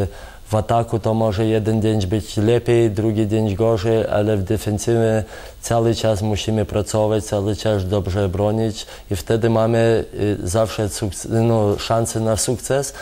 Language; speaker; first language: Polish; non-native, fluent; Lithuanian